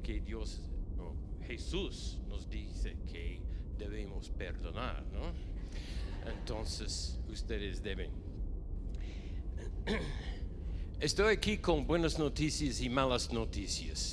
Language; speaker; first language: Spanish; non-native, fluent; English